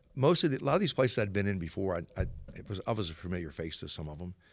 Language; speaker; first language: English; native; English